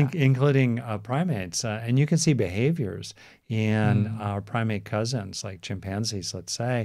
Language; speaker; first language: English; native; English